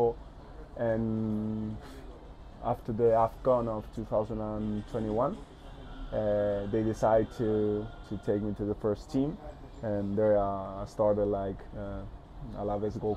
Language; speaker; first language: English; early bilingual, other home language; Spanish